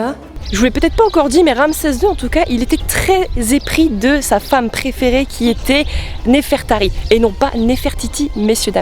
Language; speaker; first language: French; native; French